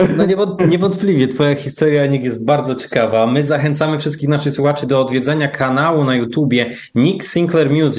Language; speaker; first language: Polish; native; Polish